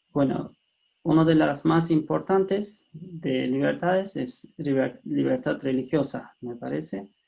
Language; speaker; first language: Spanish; non-native, fluent; Turkish